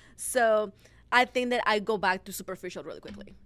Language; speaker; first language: English; non-native, fluent; Spanish